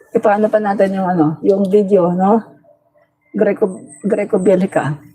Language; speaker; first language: Filipino; non-native, local second language; Cebuano